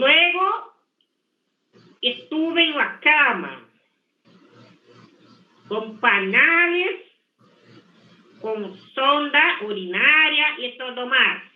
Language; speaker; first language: Spanish; non-native, fluent; Portuguese